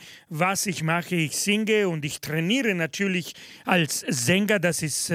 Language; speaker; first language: German; non-native, fluent; Spanish